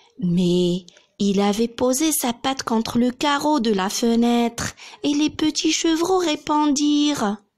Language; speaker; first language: French; non-native, local second language; Arabic